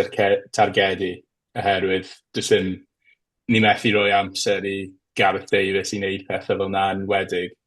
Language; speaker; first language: Welsh; native; Welsh